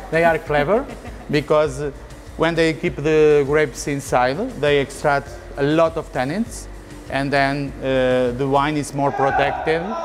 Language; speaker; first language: English; non-native, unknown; Portuguese